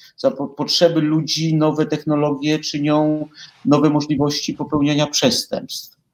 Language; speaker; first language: Polish; native; Polish